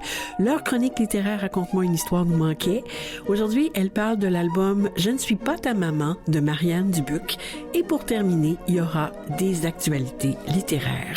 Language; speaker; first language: French; native; French